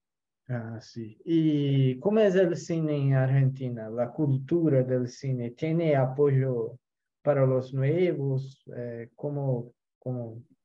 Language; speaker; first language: Spanish; non-native, local second language; Portuguese